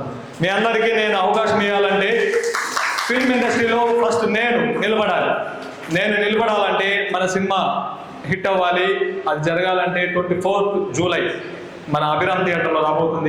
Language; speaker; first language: Telugu; native; Telugu